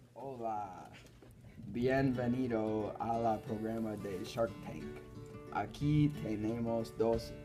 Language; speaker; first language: Spanish; non-native, learner; English